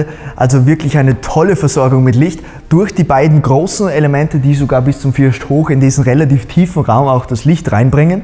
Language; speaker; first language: German; native; German